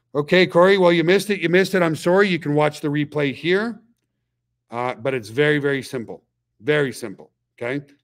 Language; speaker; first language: English; native; English